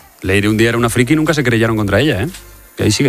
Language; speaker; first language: Spanish; native; Spanish